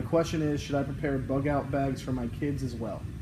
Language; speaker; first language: English; native; English